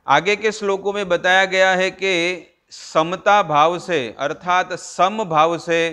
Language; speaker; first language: Hindi; non-native, local second language; Gujarati